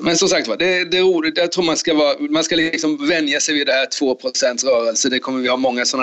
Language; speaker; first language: Swedish; native; Swedish